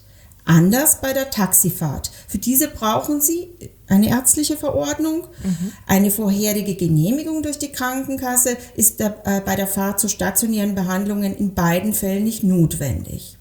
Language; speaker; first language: German; native; German